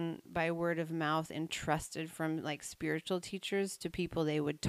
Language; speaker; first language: English; native; English